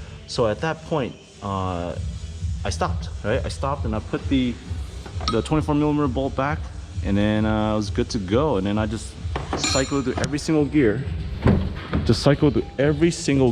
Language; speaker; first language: English; native; English